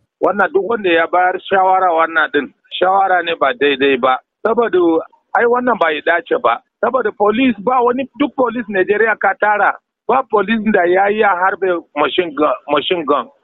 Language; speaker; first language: Hausa; non-native, local second language; Kanuri